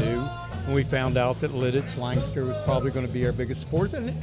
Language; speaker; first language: English; native; English